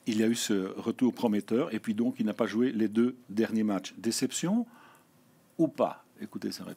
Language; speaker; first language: French; native; French